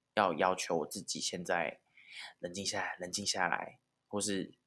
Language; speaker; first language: Chinese; non-native, local second language; Min Nan Chinese